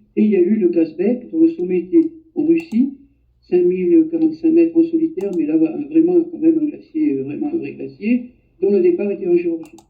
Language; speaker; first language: French; native; French